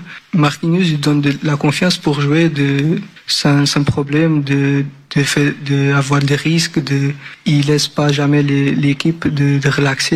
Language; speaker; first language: French; non-native, learner; Portuguese